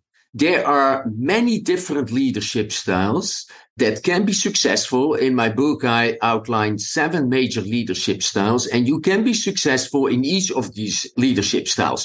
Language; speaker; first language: English; non-native, fluent; Dutch